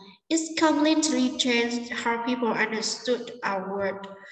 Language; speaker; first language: English; non-native, fluent; Vietnamese